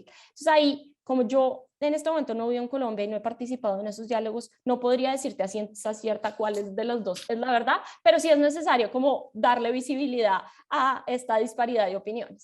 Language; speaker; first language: Spanish; native; Spanish